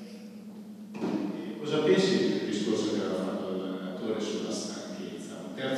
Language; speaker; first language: Italian; native; Italian